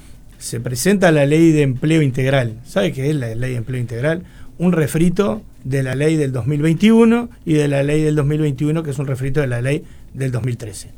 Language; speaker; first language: Spanish; native; Spanish